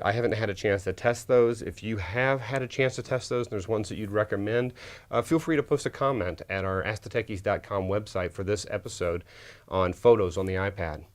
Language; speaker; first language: English; native; English